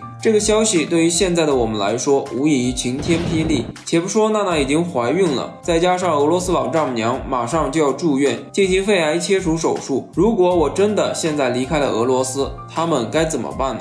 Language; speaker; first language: Chinese; native; Chinese